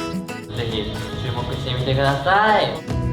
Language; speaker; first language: Japanese; non-native, learner; Korean